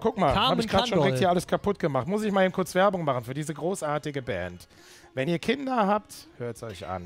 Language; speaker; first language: German; native; German